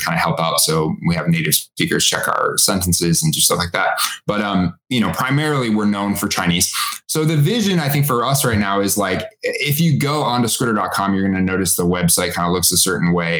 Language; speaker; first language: English; native; English